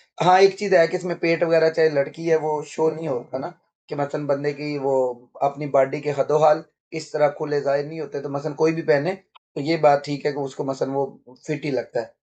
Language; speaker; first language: Urdu; non-native, local second language; Punjabi